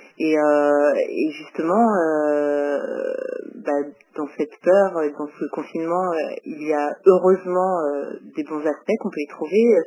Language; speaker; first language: French; native; French